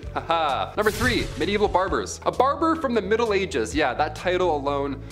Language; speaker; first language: English; native; English